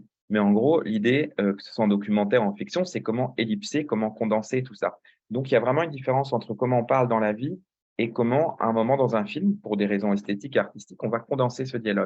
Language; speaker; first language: French; native; French